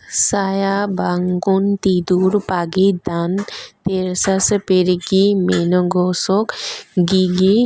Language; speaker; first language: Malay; non-native, learner; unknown